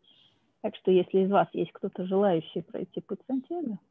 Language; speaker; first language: Russian; native; Russian